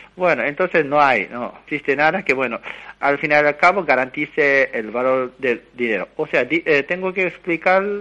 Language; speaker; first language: Spanish; non-native, fluent; Japanese